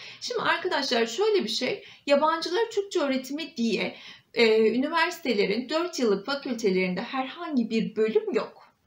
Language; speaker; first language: Turkish; native; Turkish